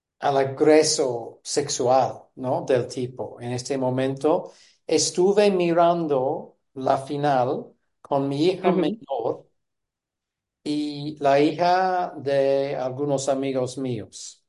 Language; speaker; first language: Spanish; non-native, fluent; English